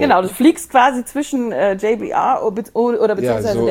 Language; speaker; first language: German; native; German